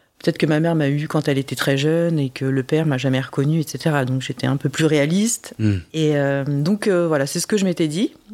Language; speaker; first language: French; early bilingual, other home language; Korean